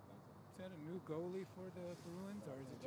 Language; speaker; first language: English; native; English